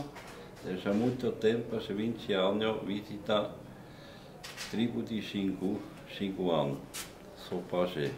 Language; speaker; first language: Portuguese; non-native, learner; German